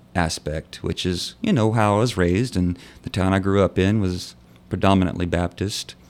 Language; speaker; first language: English; native; English